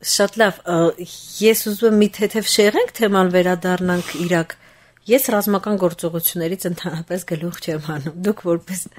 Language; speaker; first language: Armenian; native; Armenian